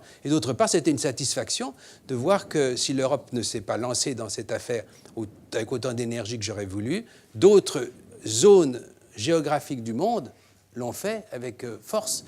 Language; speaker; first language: French; native; French